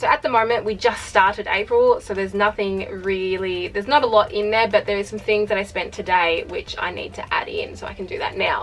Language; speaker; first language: English; native; English